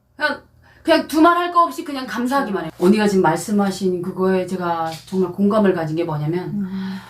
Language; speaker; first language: Korean; native; Korean